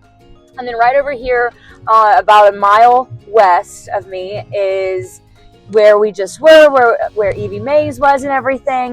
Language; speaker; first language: English; native; English